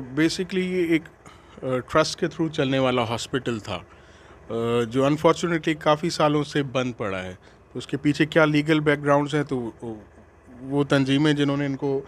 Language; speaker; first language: Urdu; non-native, local second language; Sindhi